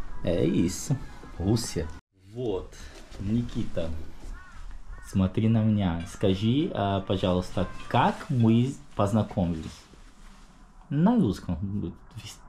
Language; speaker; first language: Russian; non-native, learner; Portuguese